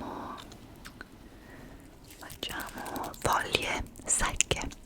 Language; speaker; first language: Italian; non-native, fluent; English